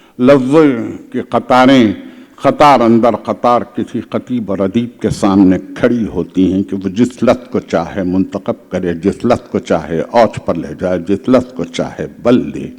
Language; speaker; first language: Urdu; native; Urdu